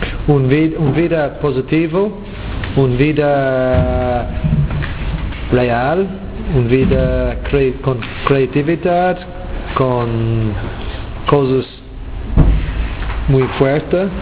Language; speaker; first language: Spanish; non-native, learner; English